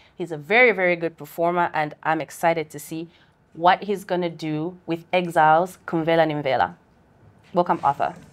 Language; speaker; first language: English; non-native, local second language; Bemba